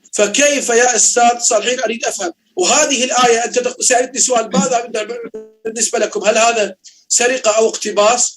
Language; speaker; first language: Arabic; native; Arabic